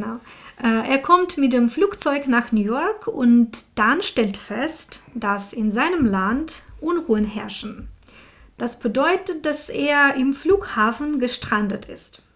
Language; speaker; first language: German; non-native, fluent; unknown